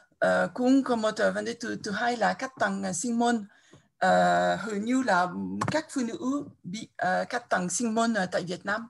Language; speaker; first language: Vietnamese; non-native, fluent; French